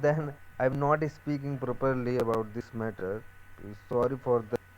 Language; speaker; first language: English; non-native, learner; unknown